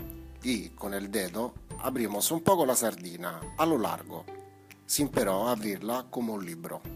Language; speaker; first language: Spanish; non-native, fluent; Italian